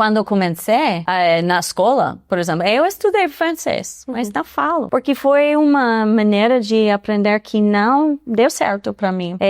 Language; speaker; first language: Portuguese; non-native, fluent; English